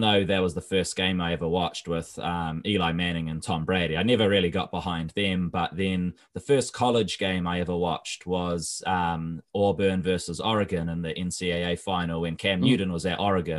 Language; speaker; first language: English; native; English